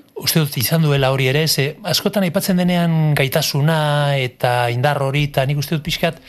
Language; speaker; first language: Basque; non-native, local second language; Spanish